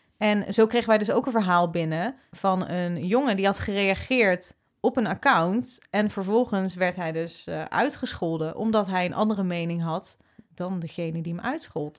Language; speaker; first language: Dutch; native; Dutch